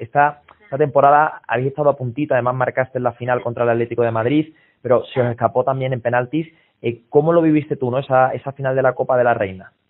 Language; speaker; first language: Spanish; native; Spanish